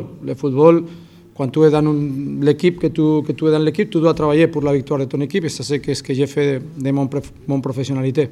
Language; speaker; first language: French; non-native, fluent; Spanish